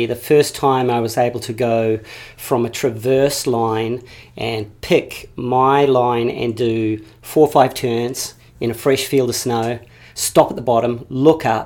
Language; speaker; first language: English; native; English